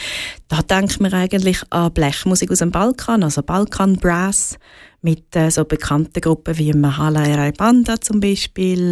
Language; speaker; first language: German; native; German